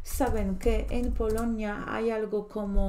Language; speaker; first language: Spanish; non-native, fluent; Polish